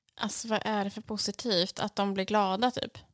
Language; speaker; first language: Swedish; native; Swedish